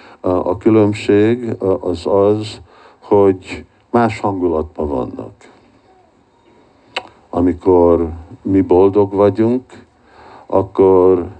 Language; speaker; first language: Hungarian; early bilingual, heritage; Hungarian